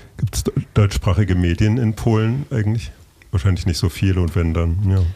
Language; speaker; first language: German; native; German